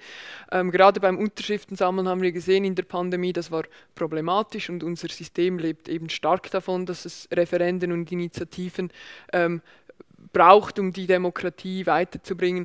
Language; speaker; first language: German; native; German